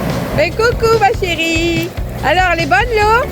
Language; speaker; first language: French; native; French